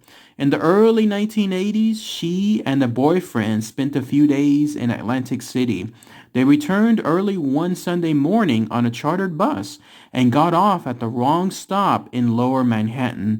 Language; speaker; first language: English; native; English